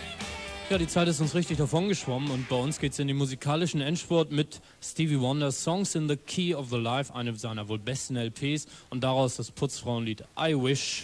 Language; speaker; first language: German; native; German